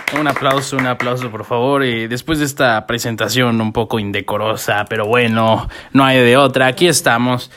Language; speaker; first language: Spanish; native; Spanish